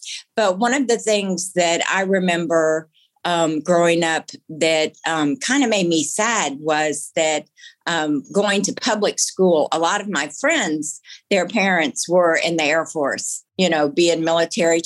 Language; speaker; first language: English; native; English